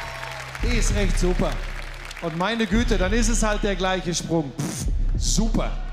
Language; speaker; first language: German; native; German